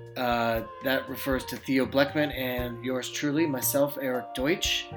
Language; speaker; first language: English; native; English